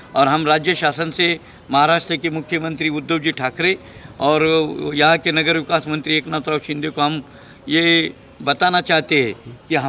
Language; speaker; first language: Hindi; non-native, local second language; Marathi